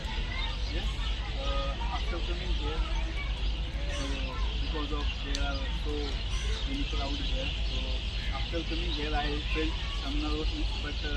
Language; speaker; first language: English; non-native, learner; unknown